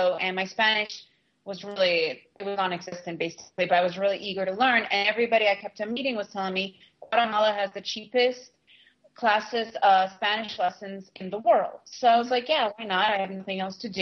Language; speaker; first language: English; early bilingual, other home language; Russian